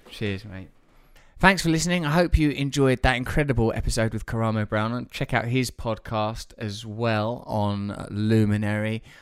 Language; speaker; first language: English; native; English